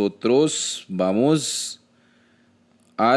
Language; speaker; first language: Spanish; non-native, learner; Hindi